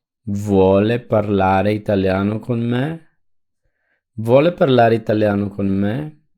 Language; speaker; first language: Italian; non-native, fluent; Spanish